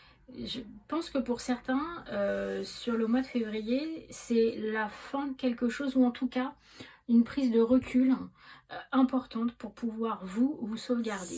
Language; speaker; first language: French; native; French